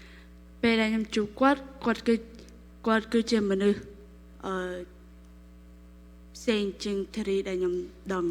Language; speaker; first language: Khmer; non-native, local second language; Korean